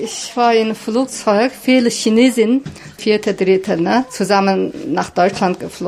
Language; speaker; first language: German; non-native, learner; Chinese